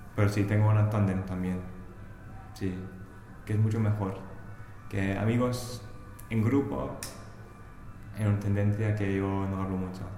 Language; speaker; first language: Spanish; non-native, learner; English